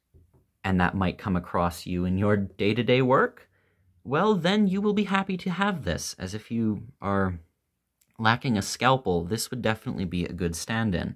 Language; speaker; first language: English; native; English